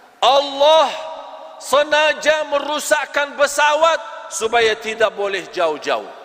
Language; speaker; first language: Malay; non-native, fluent; Arabic